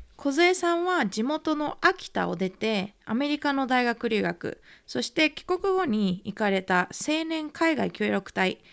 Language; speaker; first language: Japanese; native; Japanese